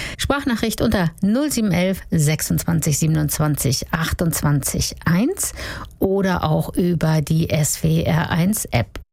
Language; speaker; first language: German; native; German